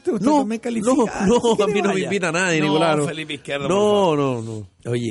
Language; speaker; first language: Spanish; native; Spanish